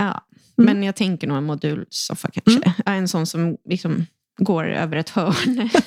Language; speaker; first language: Swedish; native; Swedish